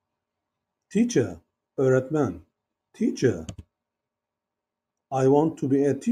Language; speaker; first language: English; non-native, learner; Turkish